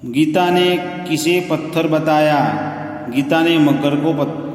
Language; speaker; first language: Hindi; non-native, local second language; Gujarati